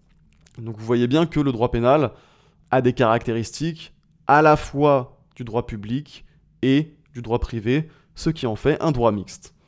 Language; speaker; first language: French; native; French